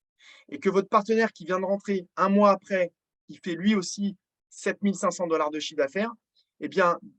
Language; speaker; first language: French; native; French